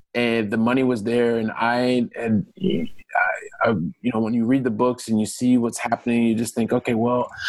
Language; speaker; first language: English; native; English